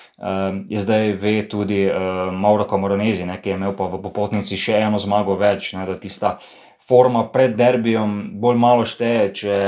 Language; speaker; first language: Slovenian; native; Slovenian